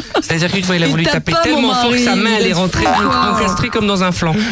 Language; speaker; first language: French; native; French